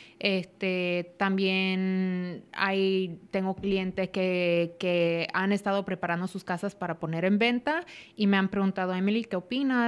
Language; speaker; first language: Spanish; early bilingual, heritage; Spanish